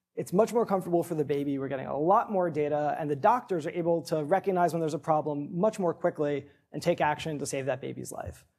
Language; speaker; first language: English; native; English